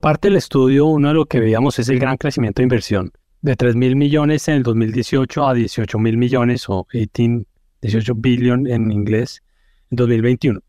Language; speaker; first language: Spanish; native; Spanish